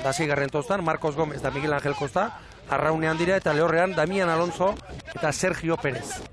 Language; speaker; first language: Basque; native; Basque